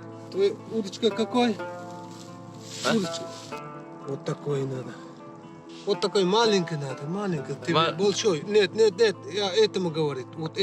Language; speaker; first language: Russian; non-native, learner; Uzbek